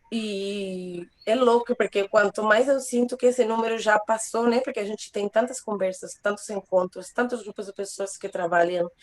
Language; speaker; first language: Portuguese; non-native, fluent; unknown